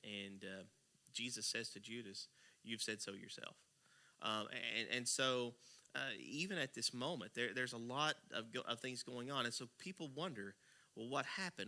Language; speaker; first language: English; native; English